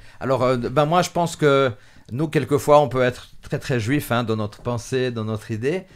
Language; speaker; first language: French; native; French